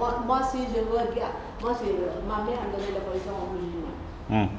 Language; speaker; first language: French; non-native, learner; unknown